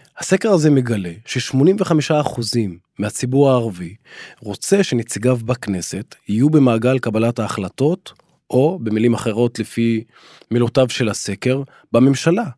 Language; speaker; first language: Hebrew; non-native, local second language; Arabic